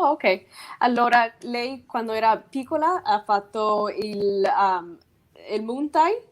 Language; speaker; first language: Italian; non-native, fluent; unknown